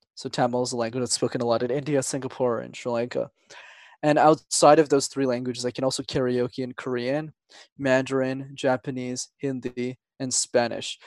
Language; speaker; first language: English; non-native, fluent; Tamil